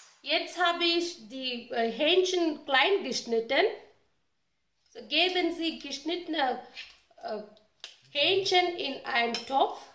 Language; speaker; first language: German; non-native, learner; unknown